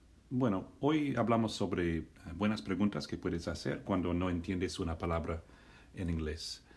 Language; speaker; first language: Spanish; non-native, fluent; English